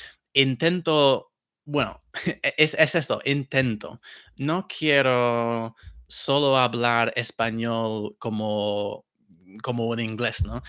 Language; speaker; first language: Spanish; non-native, fluent; English